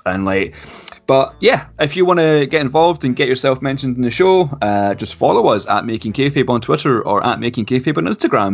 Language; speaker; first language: English; native; English